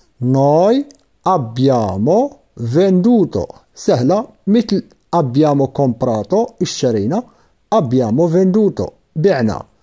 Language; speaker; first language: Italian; non-native, fluent; Arabic